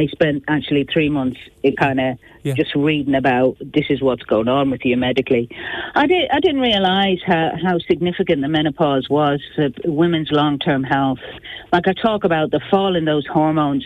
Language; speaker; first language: English; native; English